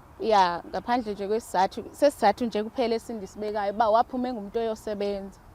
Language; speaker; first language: Zulu; non-native, local second language; Xhosa